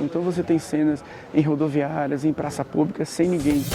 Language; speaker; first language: Portuguese; native; Portuguese